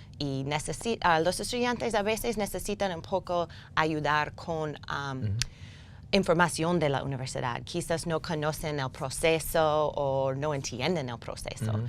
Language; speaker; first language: Spanish; non-native, learner; English